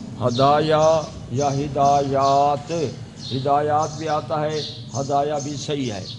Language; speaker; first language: Urdu; non-native, local second language; Saraiki